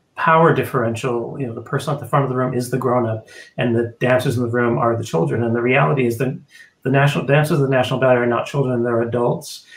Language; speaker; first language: English; native; English